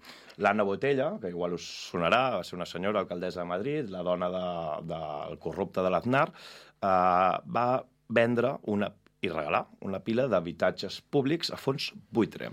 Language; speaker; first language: Catalan; native; Catalan